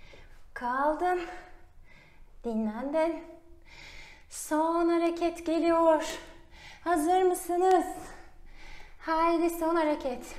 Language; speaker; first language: Turkish; native; Turkish